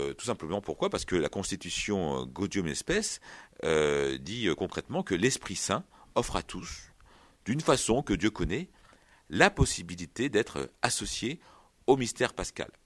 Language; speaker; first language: French; native; French